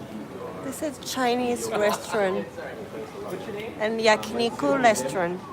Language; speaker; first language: English; non-native, learner; Japanese